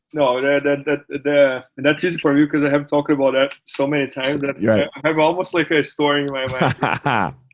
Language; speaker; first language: English; non-native, fluent; Portuguese